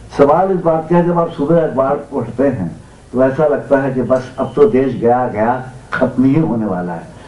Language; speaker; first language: Hindi; native; Hindi